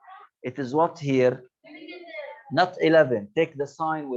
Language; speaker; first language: English; non-native, local second language; Arabic